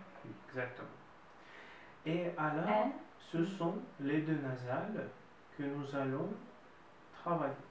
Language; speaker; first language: French; non-native, fluent; Russian